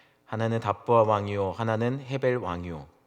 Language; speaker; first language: Korean; native; Korean